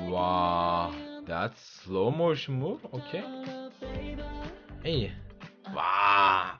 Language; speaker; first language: English; non-native, learner; Turkish